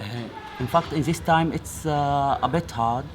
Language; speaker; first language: English; non-native, learner; Arabic